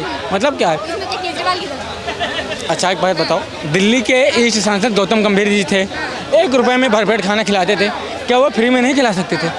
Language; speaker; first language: Hindi; native; Hindi